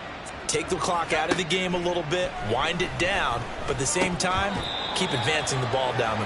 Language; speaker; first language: English; native; English